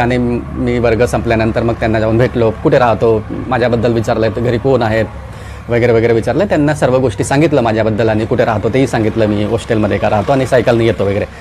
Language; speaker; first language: Marathi; non-native, local second language; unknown